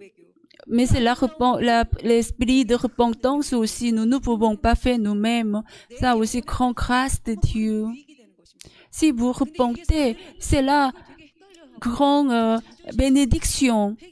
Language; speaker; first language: French; non-native, learner; Korean